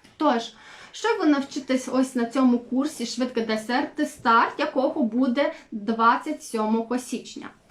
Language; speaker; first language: Ukrainian; non-native, local second language; Russian